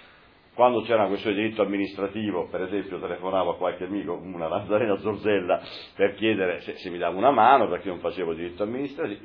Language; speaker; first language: Italian; native; Italian